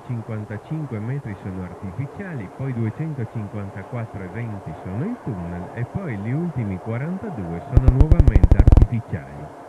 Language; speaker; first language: Italian; native; Italian